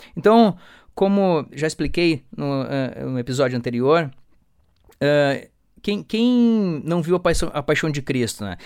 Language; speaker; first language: Portuguese; native; Portuguese